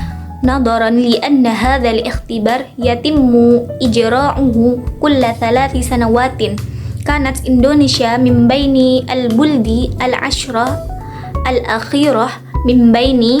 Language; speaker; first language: Arabic; non-native, learner; Indonesian